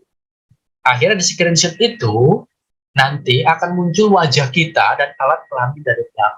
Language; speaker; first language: Indonesian; native; Indonesian